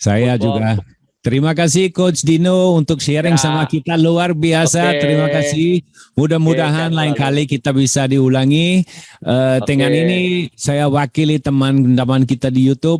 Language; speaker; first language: Indonesian; non-native, learner; German